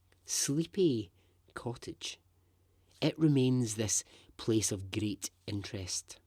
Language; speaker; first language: English; native; English